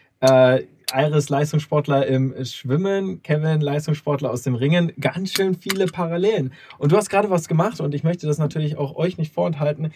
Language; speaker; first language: German; native; German